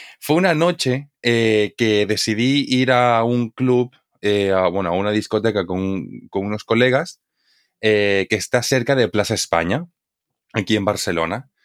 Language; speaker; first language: Spanish; native; Spanish